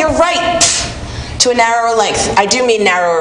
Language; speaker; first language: English; native; English